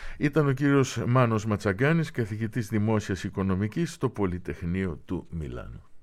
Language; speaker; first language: Greek; native; Greek